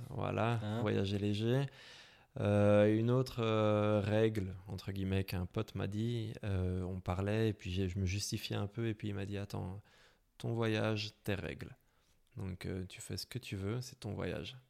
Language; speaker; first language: French; native; French